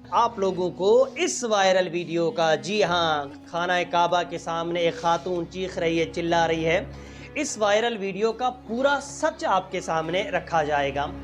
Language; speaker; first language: Hindi; native; Hindi